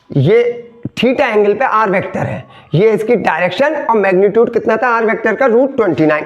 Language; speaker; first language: Hindi; native; Hindi